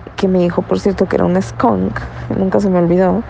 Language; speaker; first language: Spanish; native; Spanish